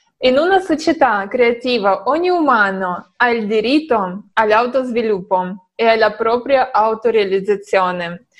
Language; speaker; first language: Italian; non-native, fluent; Russian